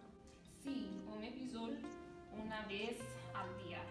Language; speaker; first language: Spanish; non-native, learner; English